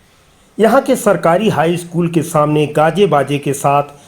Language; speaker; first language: Hindi; native; Hindi